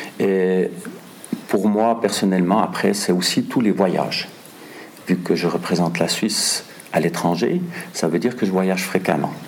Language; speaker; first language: French; non-native, local second language; German